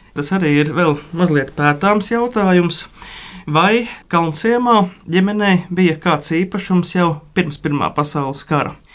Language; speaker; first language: Latvian; native; Latvian